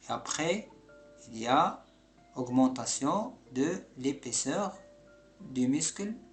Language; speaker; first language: French; non-native, local second language; Arabic